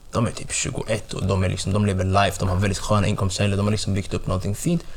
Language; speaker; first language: Swedish; early bilingual, other home language; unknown